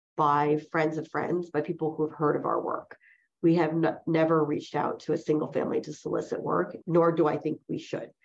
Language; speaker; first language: English; early bilingual, other home language; Chinese